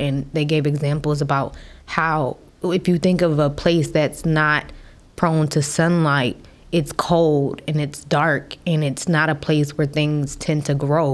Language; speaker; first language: English; native; English